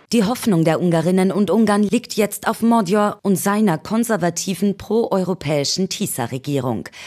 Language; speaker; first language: German; native; German